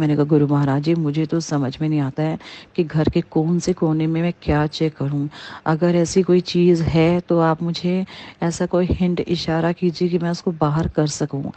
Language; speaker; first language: Hindi; native; Hindi